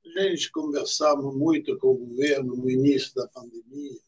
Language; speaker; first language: Portuguese; non-native, fluent; French